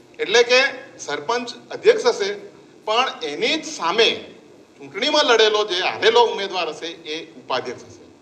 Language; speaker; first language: Gujarati; non-native, local second language; Bhili